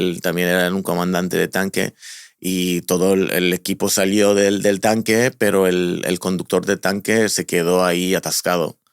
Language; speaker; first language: Spanish; non-native, fluent; Hebrew